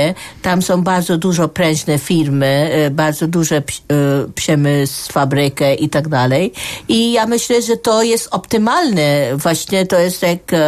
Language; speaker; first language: Polish; non-native, fluent; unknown